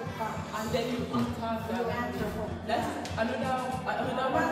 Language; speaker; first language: English; non-native, learner; French